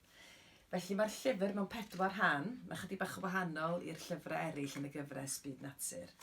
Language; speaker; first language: Welsh; native; Welsh